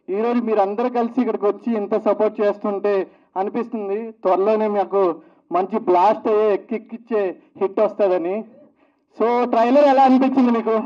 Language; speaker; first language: Telugu; native; Telugu